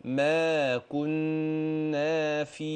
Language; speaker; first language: Arabic; native; Arabic